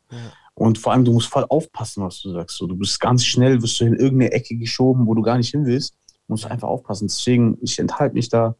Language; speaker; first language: German; early bilingual, other home language; Italian